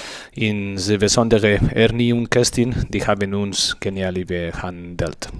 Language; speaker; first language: German; non-native, learner; Spanish